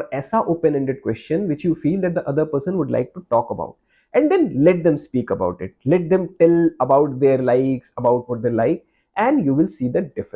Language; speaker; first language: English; non-native, local second language; Hindi